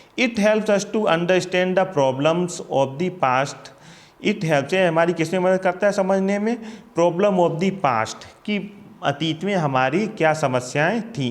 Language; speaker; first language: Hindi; native; Hindi